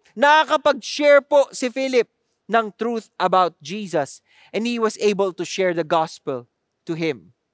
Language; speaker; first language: English; non-native, local second language; Filipino